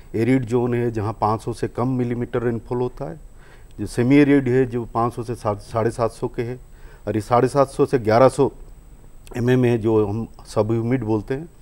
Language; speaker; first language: Hindi; non-native, local second language; Odia